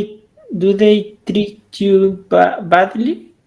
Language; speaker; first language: English; non-native, learner; Spanish